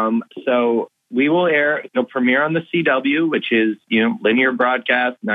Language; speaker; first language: English; native; English